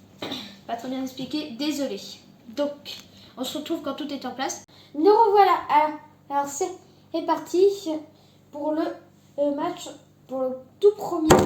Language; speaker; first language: French; native; French